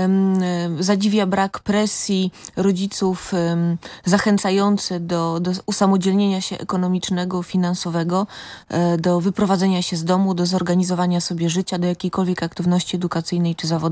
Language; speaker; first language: Polish; native; Polish